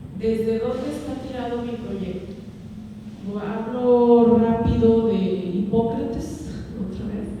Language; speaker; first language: Spanish; native; Spanish